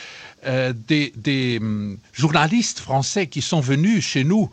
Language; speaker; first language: French; non-native, fluent; Portuguese